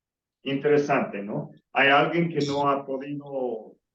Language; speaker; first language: Spanish; non-native, fluent; English